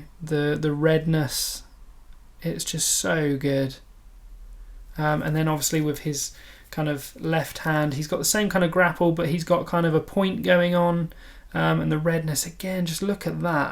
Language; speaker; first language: English; native; English